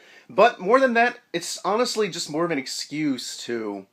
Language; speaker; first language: English; native; English